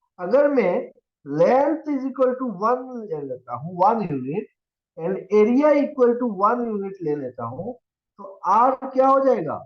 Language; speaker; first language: Hindi; non-native, local second language; Assamese